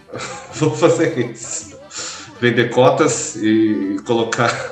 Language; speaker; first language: Portuguese; native; Portuguese